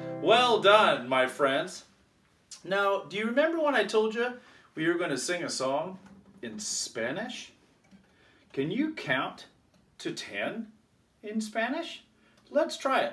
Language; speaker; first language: English; native; English